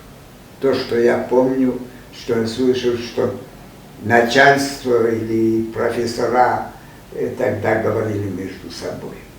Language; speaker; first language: Russian; non-native, fluent; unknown